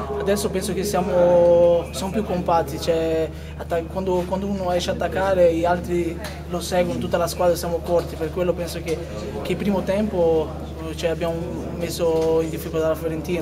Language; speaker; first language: Italian; non-native, fluent; Portuguese